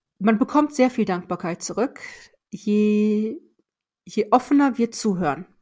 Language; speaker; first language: German; early bilingual, other home language; Persian